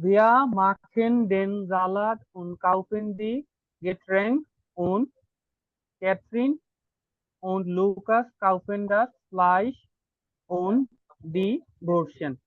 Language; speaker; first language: German; non-native, learner; Bangla